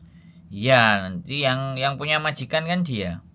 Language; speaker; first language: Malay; non-native, local second language; Javanese